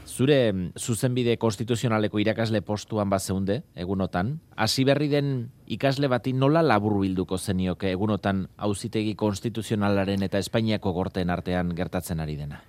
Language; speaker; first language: Basque; native; Basque